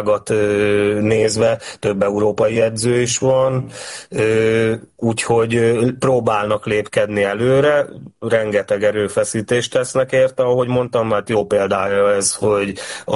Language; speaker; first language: Hungarian; native; Hungarian